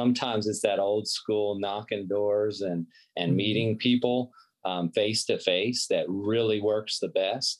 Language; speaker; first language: English; native; English